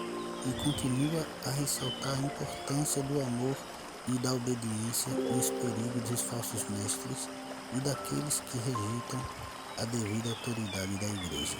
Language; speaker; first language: Portuguese; native; Portuguese